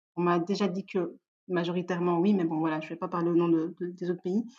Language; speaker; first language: French; native; French